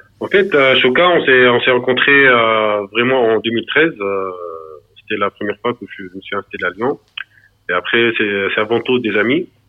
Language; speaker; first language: French; non-native, local second language; Arabic